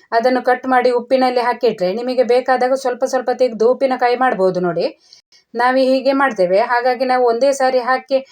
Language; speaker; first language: Kannada; non-native, local second language; Konkani